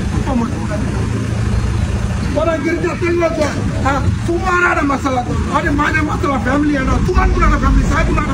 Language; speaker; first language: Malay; non-native, learner; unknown